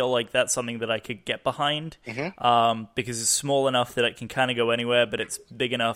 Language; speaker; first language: English; native; English